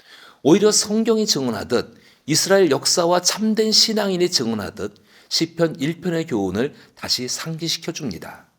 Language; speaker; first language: Korean; native; Korean